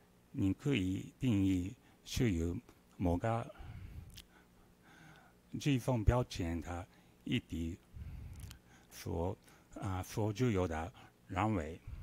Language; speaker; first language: Chinese; non-native, learner; Japanese